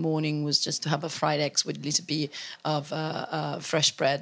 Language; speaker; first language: English; non-native, fluent; Italian